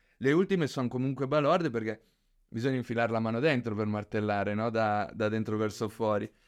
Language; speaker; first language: Italian; early bilingual, other home language; Spanish